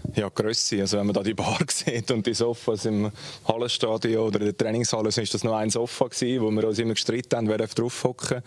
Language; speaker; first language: German; native; German